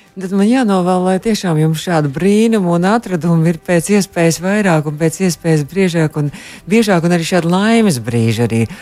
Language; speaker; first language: Latvian; native; Latvian